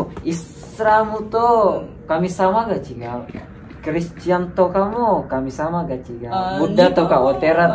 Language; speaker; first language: Japanese; non-native, learner; Indonesian